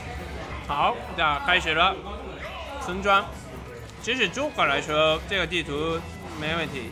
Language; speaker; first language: Chinese; non-native, fluent; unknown